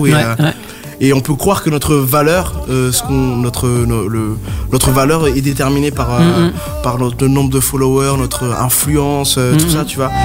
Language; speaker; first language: French; native; French